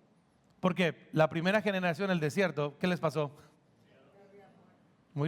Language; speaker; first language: Spanish; native; Spanish